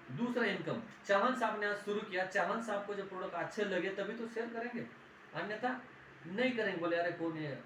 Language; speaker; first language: Hindi; non-native, local second language; Marathi